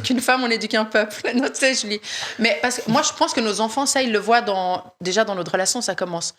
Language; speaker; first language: French; native; French